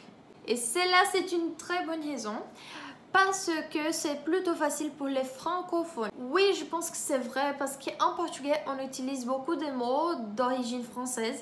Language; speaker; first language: French; non-native, fluent; Portuguese